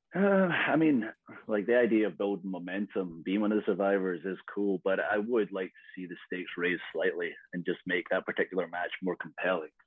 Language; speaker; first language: English; native; English